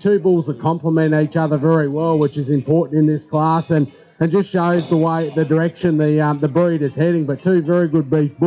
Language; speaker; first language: English; native; English